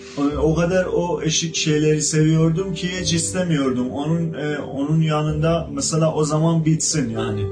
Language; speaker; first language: Turkish; non-native, local second language; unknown